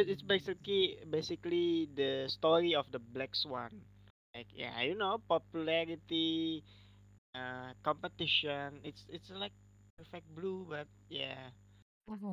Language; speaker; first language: English; non-native, learner; Indonesian